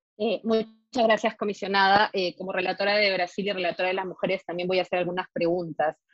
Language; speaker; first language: Spanish; native; Spanish